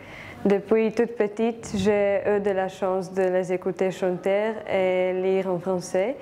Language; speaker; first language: French; non-native, fluent; Croatian